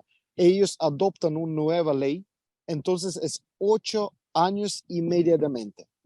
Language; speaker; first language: Spanish; non-native, fluent; Ukrainian